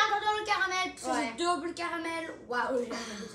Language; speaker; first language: French; non-native, local second language; English